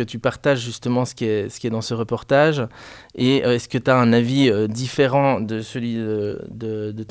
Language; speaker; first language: French; native; French